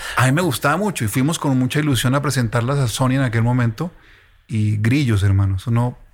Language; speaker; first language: Spanish; native; Spanish